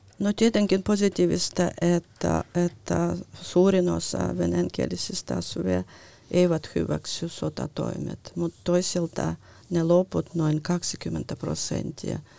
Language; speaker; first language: Finnish; non-native, fluent; Russian